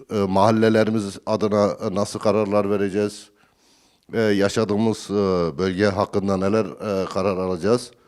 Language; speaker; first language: Turkish; native; Turkish